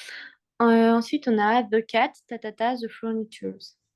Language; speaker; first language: English; non-native, fluent; French